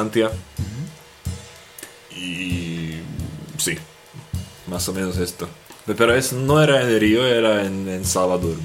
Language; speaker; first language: Spanish; non-native, fluent; Slovak